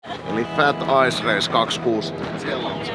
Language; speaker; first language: Finnish; native; Finnish